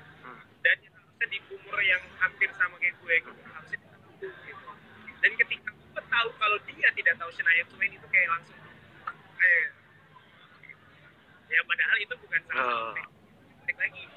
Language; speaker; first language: Indonesian; native; Indonesian